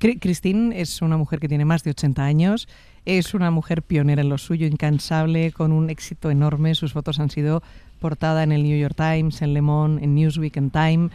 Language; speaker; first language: Spanish; native; Spanish